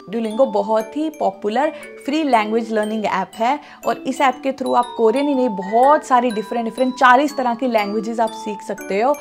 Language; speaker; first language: Hindi; native; Hindi